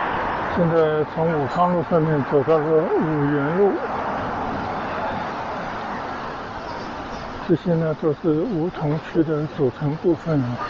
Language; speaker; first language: Chinese; native; Chinese